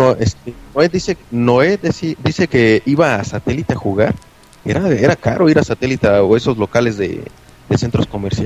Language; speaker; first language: Spanish; native; Spanish